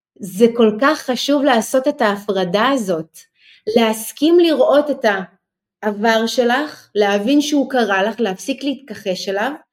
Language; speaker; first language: Hebrew; early bilingual, other home language; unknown